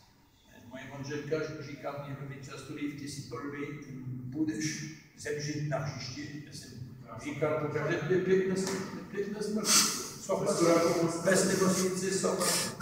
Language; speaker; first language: Czech; non-native, learner; French